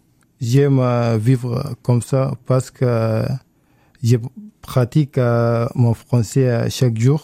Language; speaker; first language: French; non-native, learner; Arabic